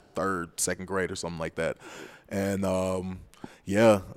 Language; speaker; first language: English; native; English